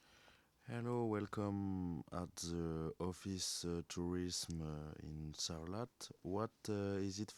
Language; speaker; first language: English; non-native, learner; French